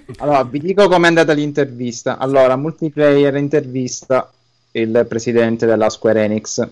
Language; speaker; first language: Italian; native; Italian